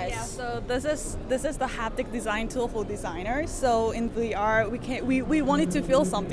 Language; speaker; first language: English; non-native, learner; Korean